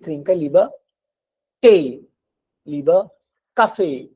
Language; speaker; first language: German; non-native, fluent; Hindi